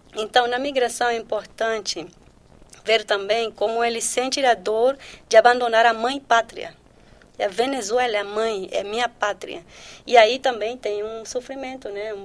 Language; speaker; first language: Portuguese; early bilingual, heritage; Portuguese